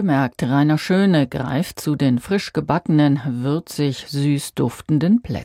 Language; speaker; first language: German; native; German